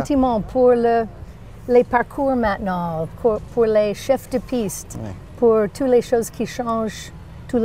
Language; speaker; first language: French; non-native, learner; English